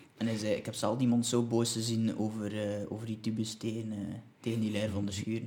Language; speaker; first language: Dutch; native; Dutch